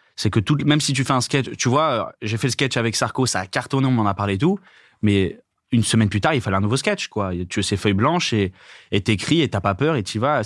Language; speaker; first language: French; native; French